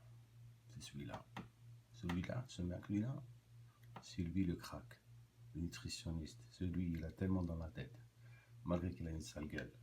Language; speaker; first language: French; non-native, local second language; Arabic